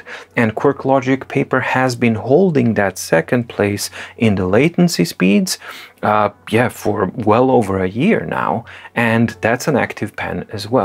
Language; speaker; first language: English; non-native, fluent; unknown